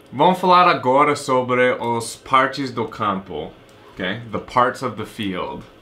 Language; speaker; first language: Portuguese; non-native, fluent; English